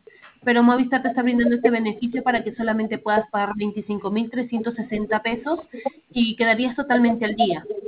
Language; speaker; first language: Spanish; native; Spanish